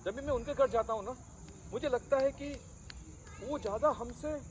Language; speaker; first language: Hindi; non-native, local second language; Gujarati